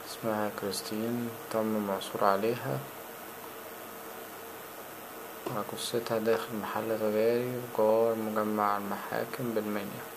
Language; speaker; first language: Arabic; native; Arabic